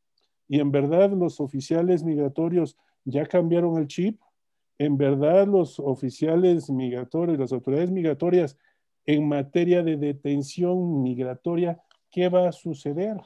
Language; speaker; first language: Spanish; native; Spanish